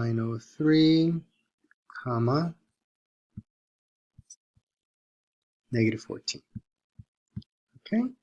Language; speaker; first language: English; native; English